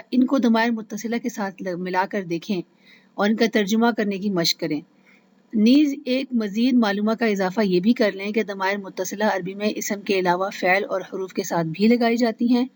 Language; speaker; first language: Urdu; native; Urdu